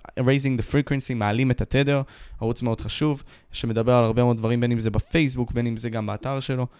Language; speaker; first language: Hebrew; native; Hebrew